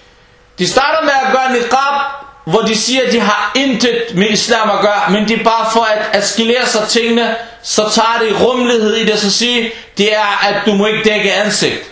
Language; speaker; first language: Danish; early bilingual, other home language; Arabic